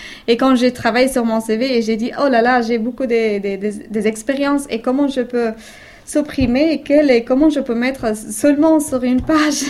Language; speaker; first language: French; non-native, fluent; Persian